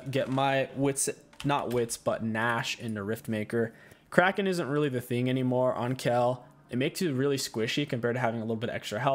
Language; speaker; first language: English; native; English